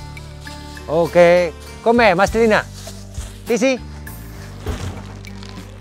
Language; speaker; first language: Portuguese; non-native, learner; Vietnamese